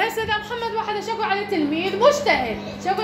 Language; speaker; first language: Arabic; native; Arabic